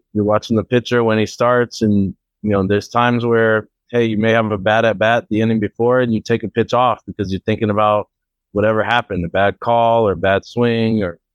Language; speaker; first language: English; native; English